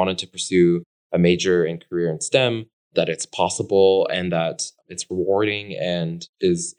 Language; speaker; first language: English; native; English